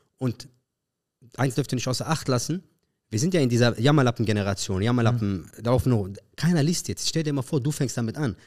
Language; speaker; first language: German; early bilingual, other home language; Arabic